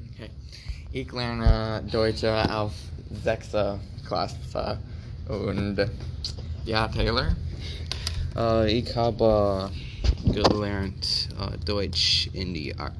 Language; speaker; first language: German; non-native, learner; English